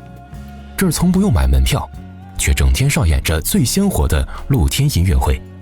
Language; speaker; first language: Chinese; native; Chinese